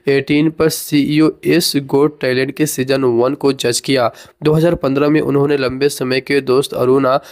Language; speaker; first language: Hindi; native; Hindi